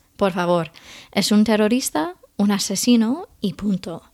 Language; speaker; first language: Spanish; non-native, fluent; English